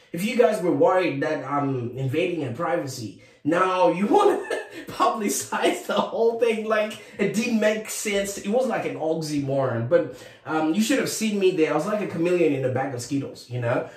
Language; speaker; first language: English; non-native, local second language; Shona